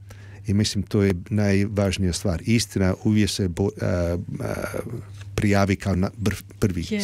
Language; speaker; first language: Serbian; early bilingual, heritage; Croatian